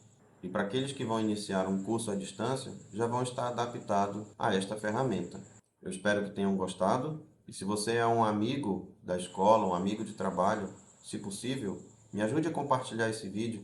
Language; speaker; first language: Portuguese; native; Portuguese